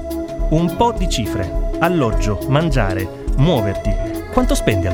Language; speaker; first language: Italian; native; Italian